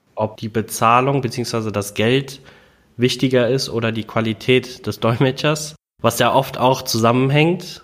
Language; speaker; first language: German; early bilingual, other home language; Tamil